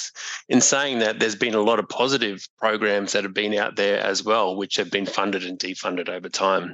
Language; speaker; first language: English; native; English